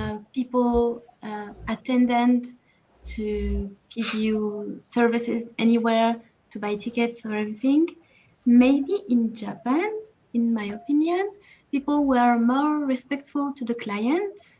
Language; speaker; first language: English; non-native, learner; French